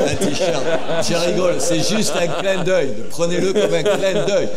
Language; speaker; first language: French; native; French